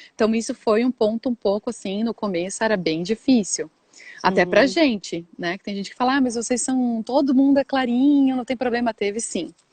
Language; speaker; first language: Portuguese; native; Portuguese